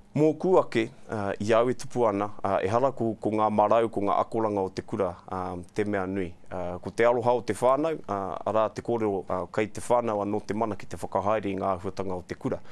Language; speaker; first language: Māori; non-native, local second language; English